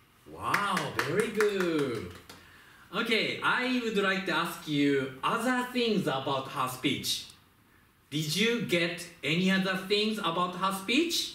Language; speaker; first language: English; non-native, fluent; Japanese